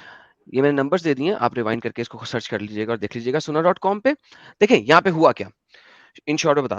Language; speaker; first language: Hindi; native; Hindi